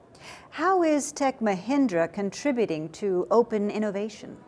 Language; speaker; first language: English; native; English